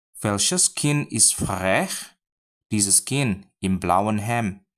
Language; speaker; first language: German; non-native, fluent; Indonesian